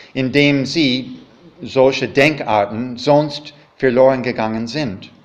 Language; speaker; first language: German; non-native, fluent; English